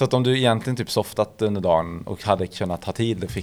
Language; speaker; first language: Swedish; native; Swedish